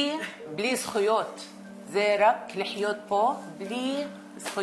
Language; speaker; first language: Hebrew; non-native, learner; Arabic